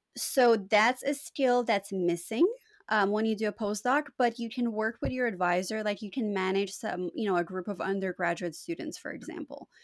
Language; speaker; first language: English; non-native, fluent; Romanian